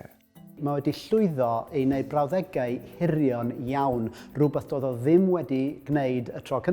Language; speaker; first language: Welsh; native; Welsh